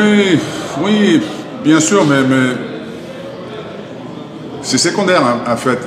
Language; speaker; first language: French; non-native, fluent; Finnish